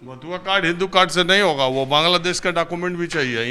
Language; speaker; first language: Hindi; native; Hindi